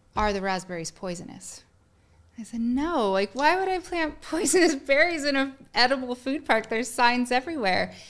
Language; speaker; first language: English; native; English